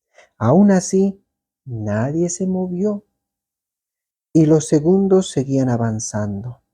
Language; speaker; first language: Spanish; native; Spanish